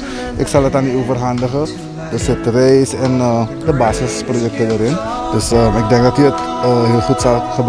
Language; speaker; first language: Dutch; native; Dutch